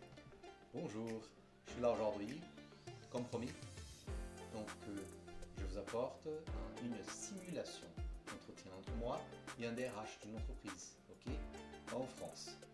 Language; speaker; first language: French; non-native, fluent; Portuguese